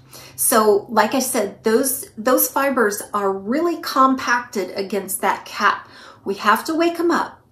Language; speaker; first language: English; native; English